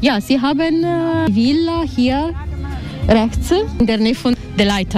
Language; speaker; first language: German; non-native, learner; Italian